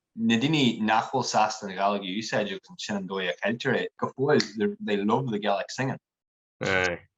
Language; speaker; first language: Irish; native; Irish